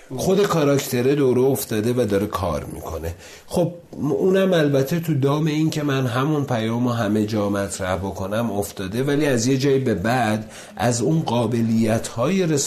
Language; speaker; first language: Persian; non-native, local second language; Azerbaijani